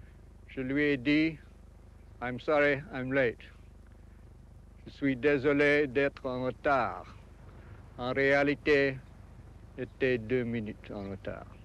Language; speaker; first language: French; non-native, fluent; English